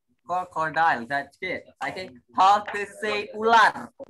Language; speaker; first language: English; non-native, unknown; Indonesian